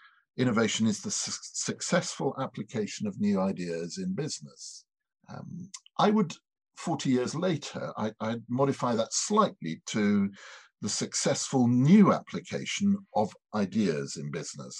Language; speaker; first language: English; native; English